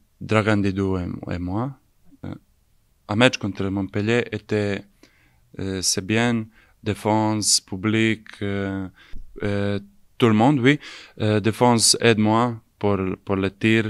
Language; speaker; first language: French; non-native, learner; Serbian